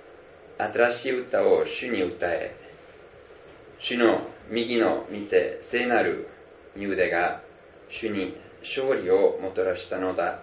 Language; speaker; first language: Japanese; non-native, fluent; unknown